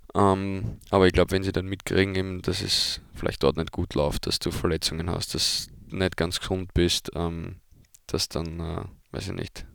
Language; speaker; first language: German; native; German